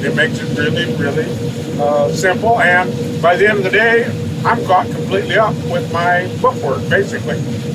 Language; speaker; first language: English; native; English